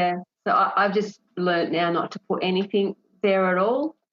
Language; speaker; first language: English; native; English